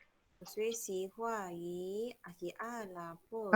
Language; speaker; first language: Chinese; non-native, local second language; Malay